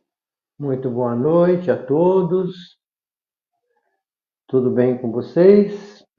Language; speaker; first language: Portuguese; native; Portuguese